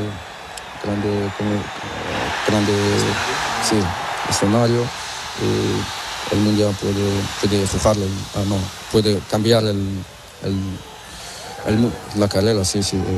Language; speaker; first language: Spanish; non-native, learner; Portuguese